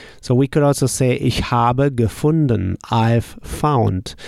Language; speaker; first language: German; non-native, fluent; English